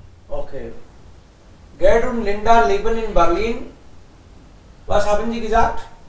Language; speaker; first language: German; non-native, fluent; Hindi